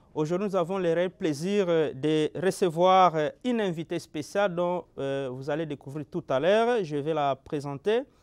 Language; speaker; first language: French; non-native, local second language; Lingala